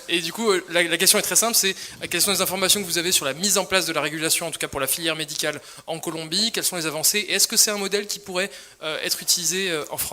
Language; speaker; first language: French; native; French